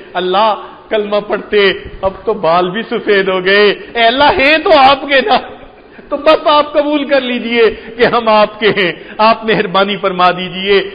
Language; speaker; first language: Urdu; non-native, local second language; Punjabi